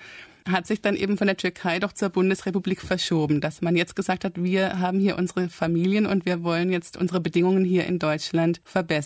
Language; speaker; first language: German; native; German